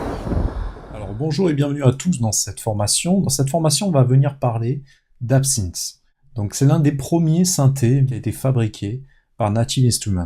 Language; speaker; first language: French; native; French